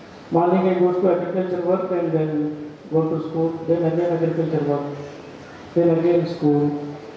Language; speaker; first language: English; non-native, local second language; Telugu